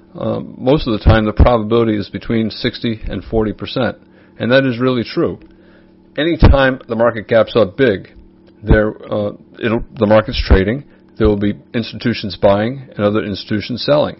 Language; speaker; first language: English; native; English